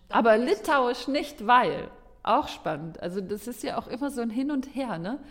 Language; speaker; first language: German; early bilingual, other home language; Lithuanian